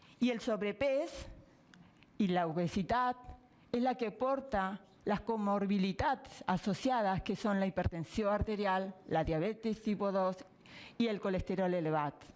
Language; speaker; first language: Catalan; non-native, fluent; Spanish